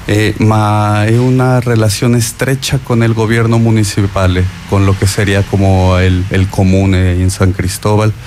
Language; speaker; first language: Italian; non-native, learner; Spanish